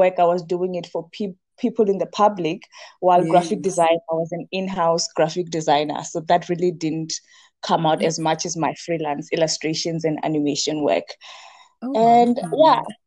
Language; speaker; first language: English; non-native, local second language; Venda